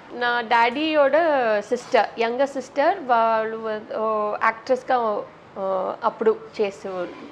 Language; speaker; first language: Telugu; non-native, local second language; Tamil